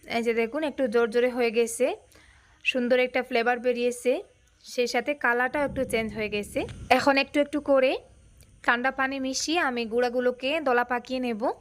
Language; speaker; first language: Bangla; native; Bangla